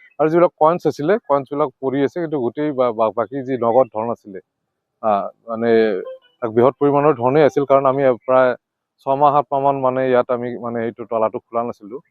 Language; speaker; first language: Assamese; native; Assamese